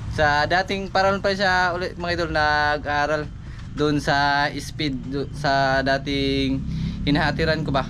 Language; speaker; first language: Filipino; non-native, local second language; Cebuano